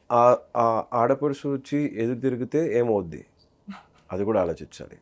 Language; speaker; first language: Telugu; native; Telugu